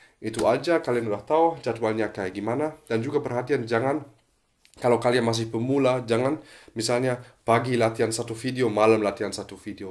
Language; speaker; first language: Indonesian; non-native, fluent; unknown